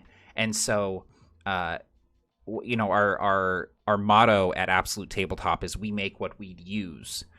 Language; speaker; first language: English; native; English